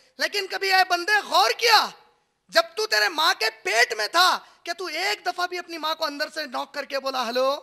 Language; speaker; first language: Hindi; native; Hindi